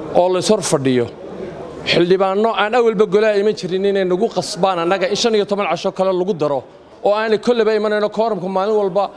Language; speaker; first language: Somali; native; Somali